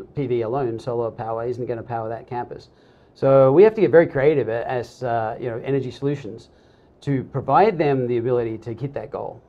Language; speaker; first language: English; native; English